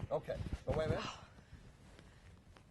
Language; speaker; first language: English; native; English